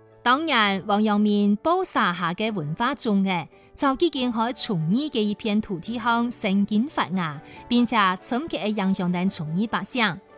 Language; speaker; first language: Chinese; non-native, local second language; Cantonese